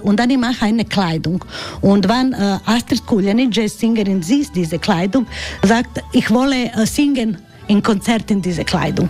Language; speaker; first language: German; non-native, learner; Croatian